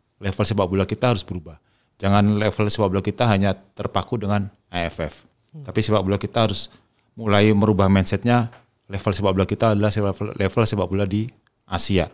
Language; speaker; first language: Indonesian; native; Indonesian